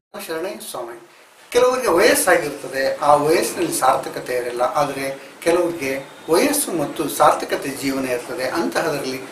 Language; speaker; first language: Kannada; native; Kannada